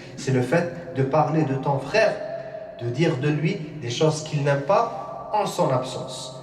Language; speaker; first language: French; non-native, local second language; Arabic